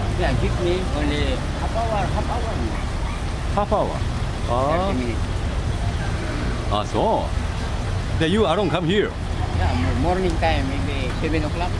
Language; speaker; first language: English; non-native, learner; Filipino